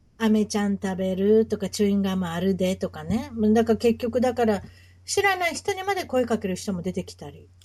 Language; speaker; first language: Japanese; native; Japanese